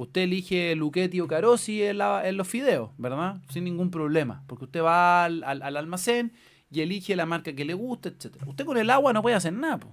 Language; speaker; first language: Spanish; native; Spanish